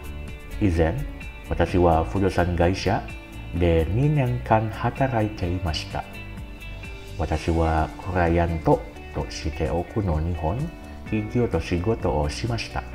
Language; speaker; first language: Japanese; non-native, learner; Indonesian